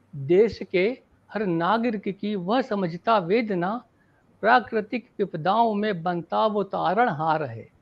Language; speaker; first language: Hindi; native; Hindi